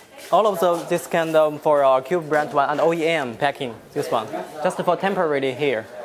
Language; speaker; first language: English; non-native, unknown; Chinese